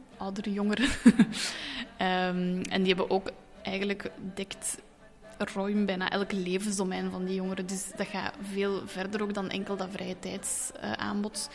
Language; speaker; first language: Dutch; native; Dutch